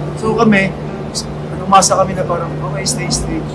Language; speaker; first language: Filipino; native; Filipino